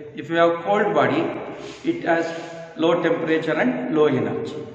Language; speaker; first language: English; non-native, local second language; Kannada